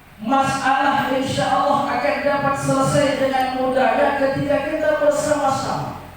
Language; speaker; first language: Indonesian; non-native, local second language; Minangkabau